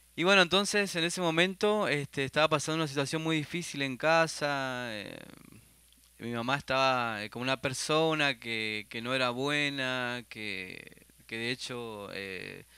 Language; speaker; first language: Spanish; native; Spanish